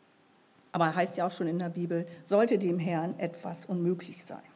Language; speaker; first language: German; native; German